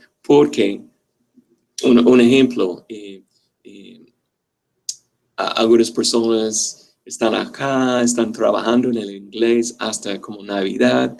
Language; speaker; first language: Spanish; non-native, fluent; English